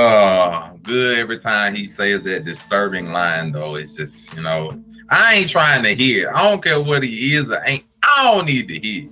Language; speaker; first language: English; native; English